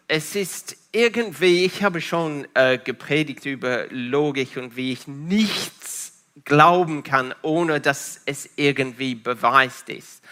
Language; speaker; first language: German; non-native, fluent; Italian